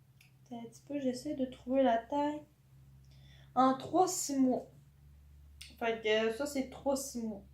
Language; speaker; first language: French; native; French